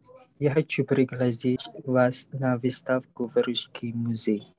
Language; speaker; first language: Russian; non-native, learner; Indonesian